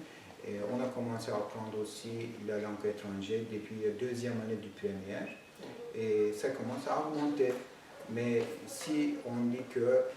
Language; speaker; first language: French; non-native, fluent; Turkish